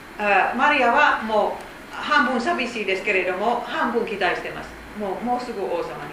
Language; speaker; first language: Japanese; non-native, fluent; Finnish